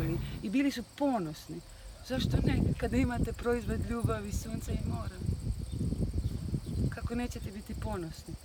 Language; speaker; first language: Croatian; non-native, fluent; German